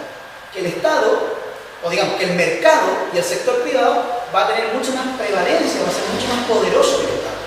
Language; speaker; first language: Spanish; native; Spanish